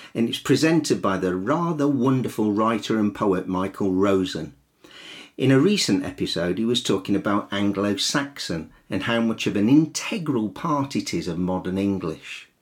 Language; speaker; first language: English; native; English